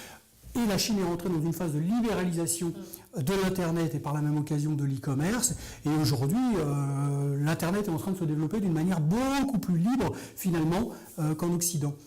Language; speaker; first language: French; native; French